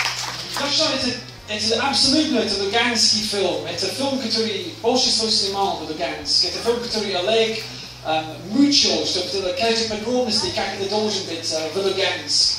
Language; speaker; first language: Russian; non-native, learner; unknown